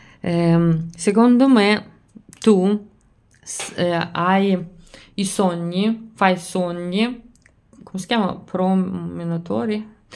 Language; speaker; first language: Italian; non-native, fluent; Lithuanian